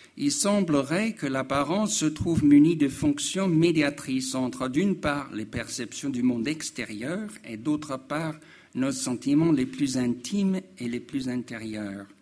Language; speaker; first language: French; non-native, fluent; English